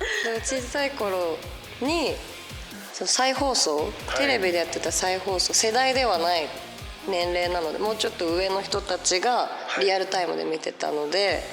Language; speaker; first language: Japanese; native; Japanese